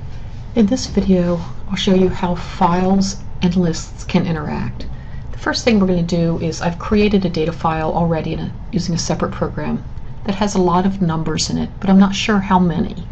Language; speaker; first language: English; native; English